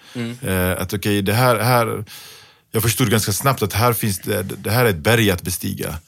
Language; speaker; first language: Swedish; early bilingual, other home language; Pashto